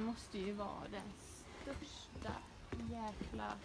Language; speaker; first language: Swedish; native; Swedish